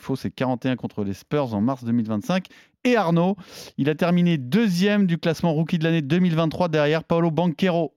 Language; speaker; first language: French; native; French